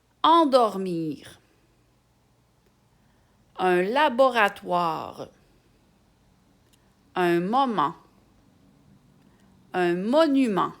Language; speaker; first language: French; native; French